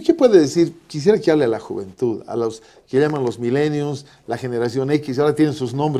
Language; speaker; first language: Spanish; native; Spanish